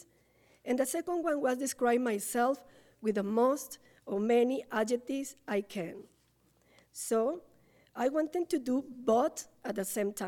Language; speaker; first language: English; non-native, learner; Spanish